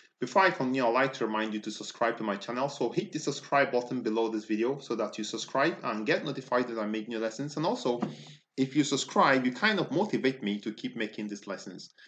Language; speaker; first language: English; non-native, local second language; Igbo